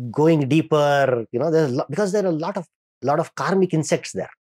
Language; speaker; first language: English; non-native, local second language; Kannada